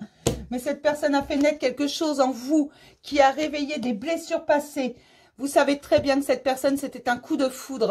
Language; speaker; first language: French; native; French